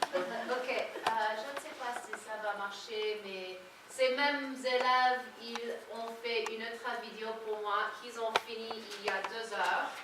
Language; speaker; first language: French; non-native, fluent; English